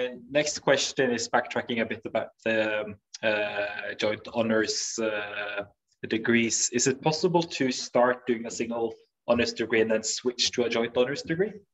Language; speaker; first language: English; non-native, fluent; Norwegian